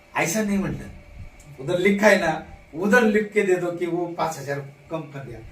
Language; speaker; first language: Hindi; non-native, local second language; Marathi